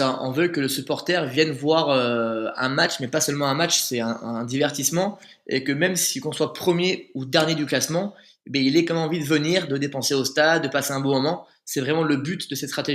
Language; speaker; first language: French; native; French